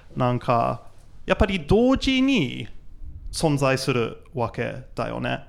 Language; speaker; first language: Japanese; non-native, fluent; English